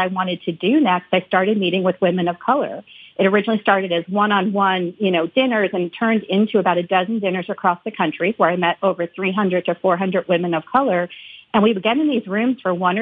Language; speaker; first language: English; native; English